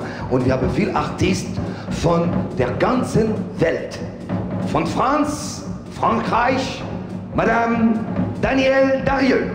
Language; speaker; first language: German; non-native, learner; French